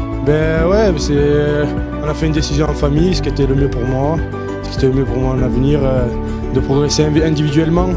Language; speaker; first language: French; native; French